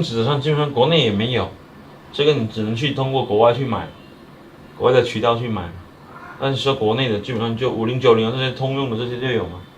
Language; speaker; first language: Chinese; native; Chinese